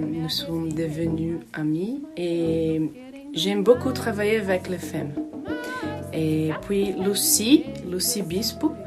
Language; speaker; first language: French; non-native, learner; Portuguese